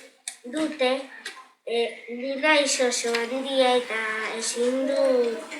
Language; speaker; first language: Basque; non-native, local second language; Spanish